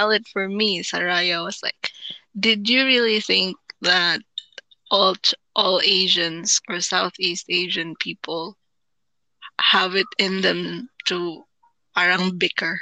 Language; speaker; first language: English; non-native, local second language; Cebuano